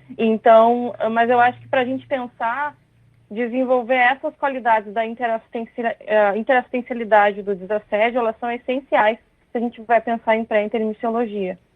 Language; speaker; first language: Portuguese; native; Portuguese